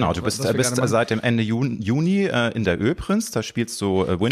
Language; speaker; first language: German; native; German